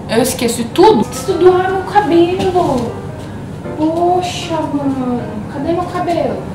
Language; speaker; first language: Portuguese; native; Portuguese